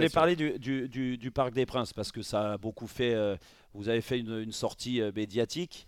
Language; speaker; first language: French; native; French